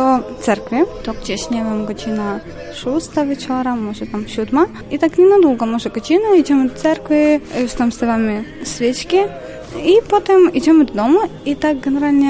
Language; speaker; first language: Polish; non-native, fluent; Ukrainian